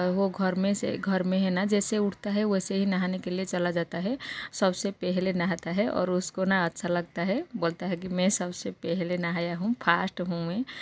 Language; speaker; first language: Hindi; native; Hindi